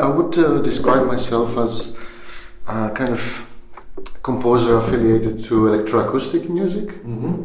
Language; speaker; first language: English; non-native, fluent; Greek